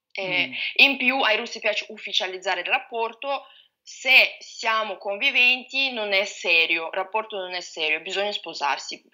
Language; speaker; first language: Italian; non-native, fluent; Russian